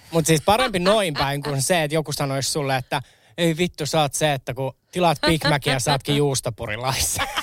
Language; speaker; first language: Finnish; native; Finnish